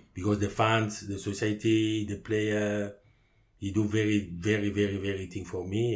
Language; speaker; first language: English; non-native, learner; French